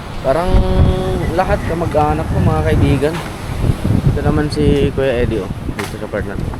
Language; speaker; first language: Filipino; non-native, local second language; Iloko